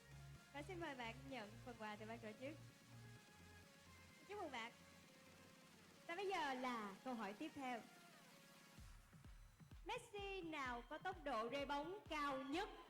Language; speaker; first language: Vietnamese; native; Vietnamese